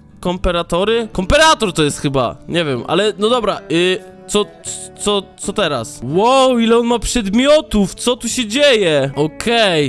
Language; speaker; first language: Polish; native; Polish